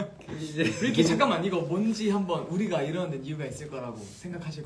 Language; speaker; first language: Korean; native; Korean